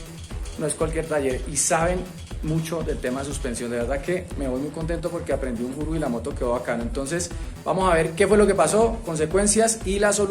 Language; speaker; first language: Spanish; native; Spanish